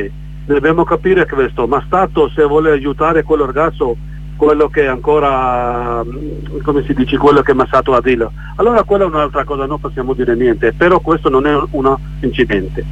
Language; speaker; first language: Italian; non-native, learner; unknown